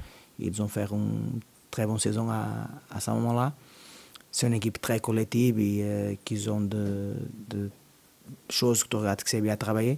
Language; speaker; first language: French; non-native, learner; Portuguese